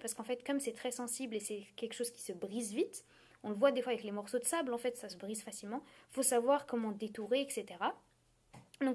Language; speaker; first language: French; native; French